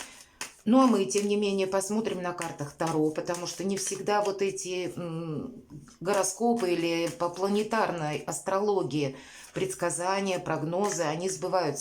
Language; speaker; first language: Russian; native; Russian